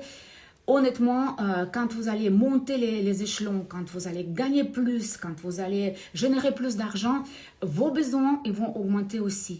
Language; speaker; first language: French; non-native, fluent; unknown